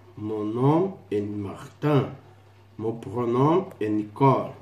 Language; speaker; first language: French; non-native, learner; Portuguese